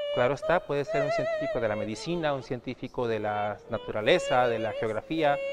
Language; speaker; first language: Spanish; native; Spanish